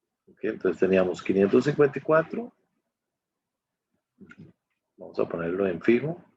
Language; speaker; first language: Spanish; native; Spanish